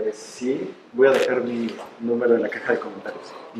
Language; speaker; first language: Spanish; native; Spanish